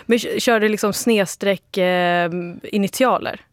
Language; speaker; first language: Swedish; native; Swedish